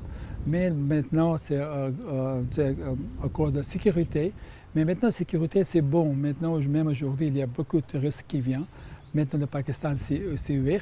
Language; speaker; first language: French; non-native, fluent; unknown